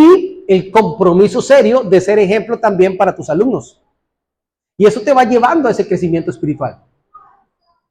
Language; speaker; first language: Spanish; native; Spanish